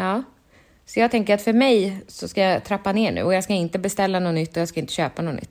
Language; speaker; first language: Swedish; native; Swedish